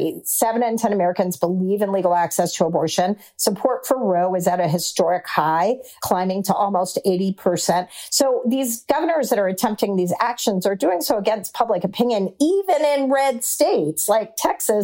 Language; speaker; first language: English; native; English